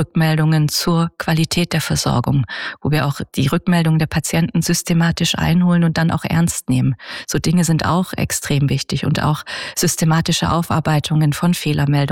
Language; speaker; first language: German; native; German